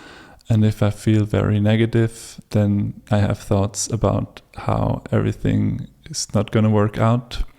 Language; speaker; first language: English; non-native, fluent; German